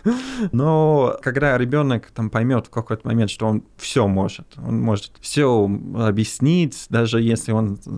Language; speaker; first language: Russian; non-native, fluent; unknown